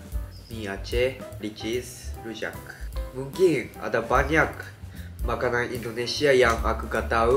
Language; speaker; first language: Indonesian; non-native, learner; Japanese